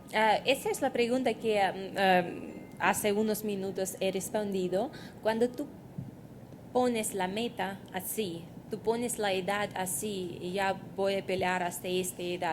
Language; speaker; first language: Spanish; non-native, fluent; Russian